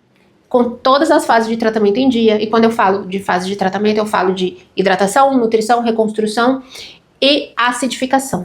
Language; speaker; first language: Portuguese; native; Portuguese